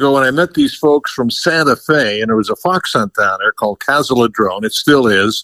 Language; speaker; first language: English; native; English